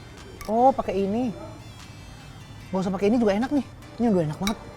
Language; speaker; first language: Indonesian; native; Indonesian